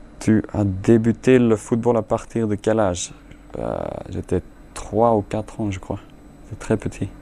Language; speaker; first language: French; non-native, learner; Icelandic